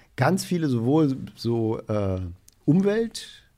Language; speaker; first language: German; native; German